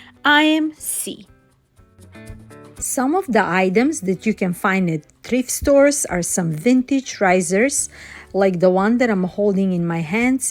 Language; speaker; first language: English; non-native, fluent; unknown